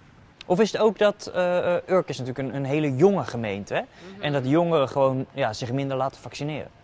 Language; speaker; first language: Dutch; native; Dutch